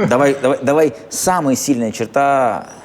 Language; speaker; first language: Russian; native; Russian